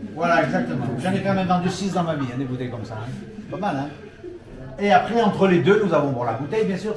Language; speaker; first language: French; native; French